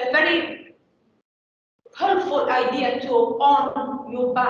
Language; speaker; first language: English; non-native, learner; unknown